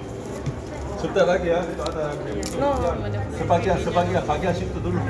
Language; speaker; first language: Indonesian; non-native, learner; Korean